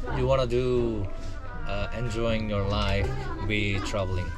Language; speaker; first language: English; non-native, learner; Korean